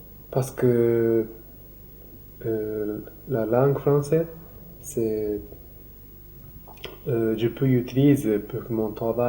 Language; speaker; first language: French; non-native, learner; Japanese